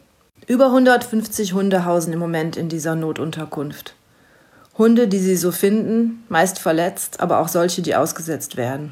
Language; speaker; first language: German; native; German